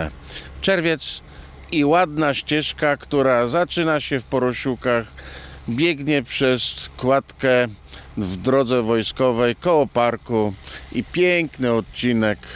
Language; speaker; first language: Polish; native; Polish